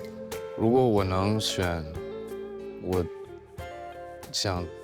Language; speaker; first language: Chinese; non-native, learner; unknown